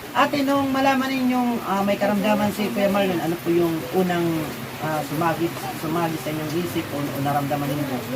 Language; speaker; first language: Filipino; non-native, local second language; Waray